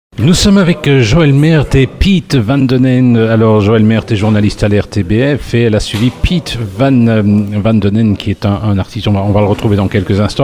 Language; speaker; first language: French; native; French